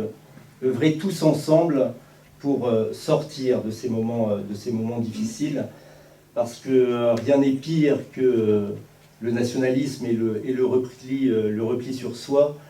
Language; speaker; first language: French; native; French